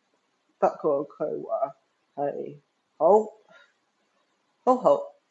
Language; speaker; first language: Cantonese; early bilingual, heritage; Cantonese